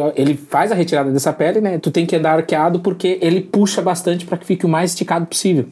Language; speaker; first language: Portuguese; native; Portuguese